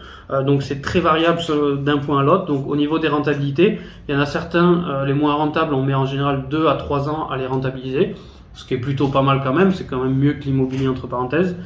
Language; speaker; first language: French; native; French